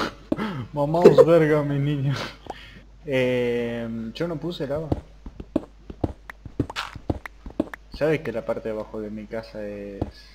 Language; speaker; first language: Spanish; native; Spanish